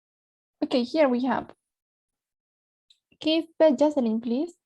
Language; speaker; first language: English; non-native, fluent; Spanish